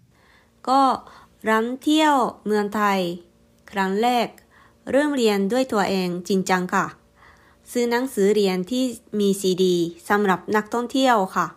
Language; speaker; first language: Thai; non-native, fluent; Japanese